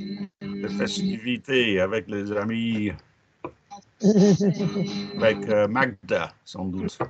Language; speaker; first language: French; non-native, fluent; English